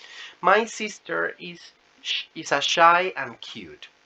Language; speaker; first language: English; non-native, fluent; Spanish